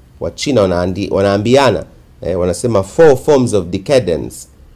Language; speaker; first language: English; non-native, local second language; Swahili